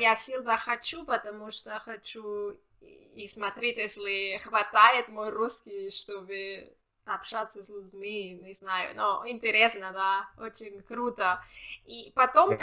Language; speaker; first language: Russian; non-native, learner; German